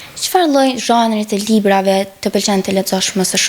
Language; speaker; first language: Albanian; native; Albanian